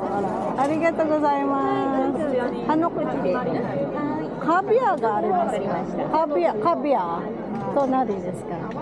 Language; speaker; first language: Japanese; non-native, learner; Filipino